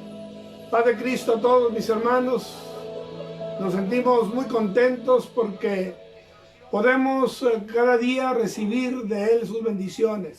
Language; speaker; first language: Spanish; native; Spanish